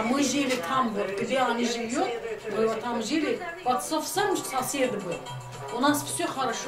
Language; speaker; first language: Russian; non-native, local second language; Azerbaijani